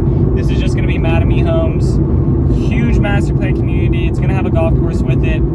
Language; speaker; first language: English; native; English